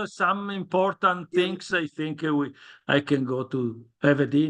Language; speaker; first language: English; non-native, learner; Italian